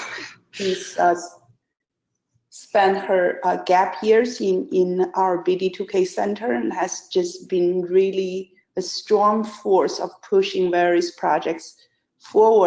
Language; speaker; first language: English; non-native, fluent; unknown